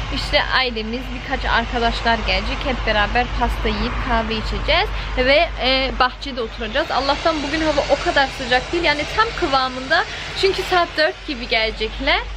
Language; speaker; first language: Turkish; early bilingual, heritage; Turkish